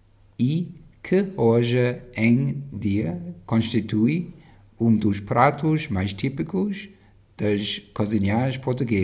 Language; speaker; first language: Portuguese; non-native, learner; English